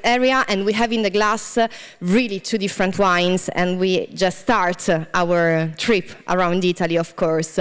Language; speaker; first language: English; non-native, fluent; Italian